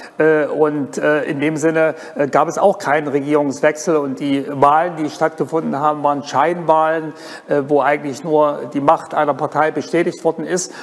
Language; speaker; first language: German; native; German